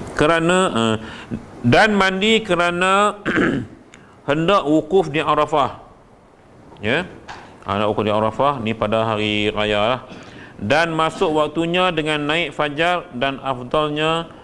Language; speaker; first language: Malay; native; Malay